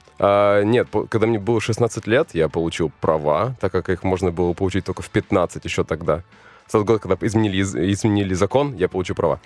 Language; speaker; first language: Russian; native; Russian